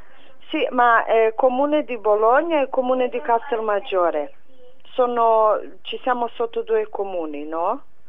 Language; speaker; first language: Italian; non-native, fluent; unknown